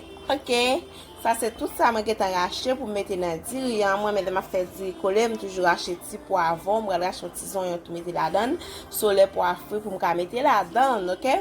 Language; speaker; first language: French; non-native, learner; Haitian Creole